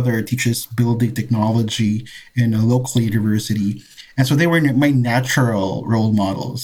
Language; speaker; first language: English; non-native, local second language; Filipino